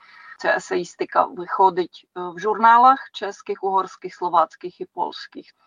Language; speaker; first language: Ukrainian; non-native, fluent; Czech